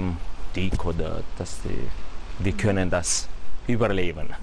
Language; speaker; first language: German; non-native, learner; Romanian